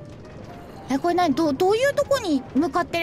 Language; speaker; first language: Japanese; native; Japanese